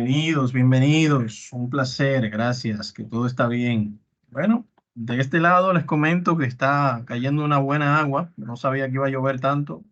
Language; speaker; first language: Spanish; native; Spanish